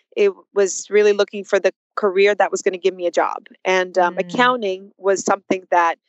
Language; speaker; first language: English; early bilingual, other home language; Russian